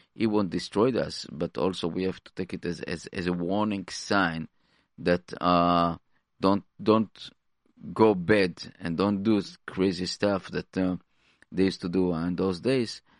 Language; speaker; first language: English; non-native, fluent; Hebrew